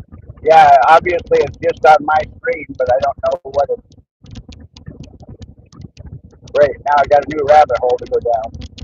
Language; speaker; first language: English; native; English